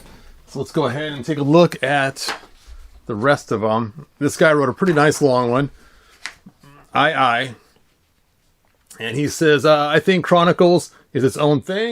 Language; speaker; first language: English; native; English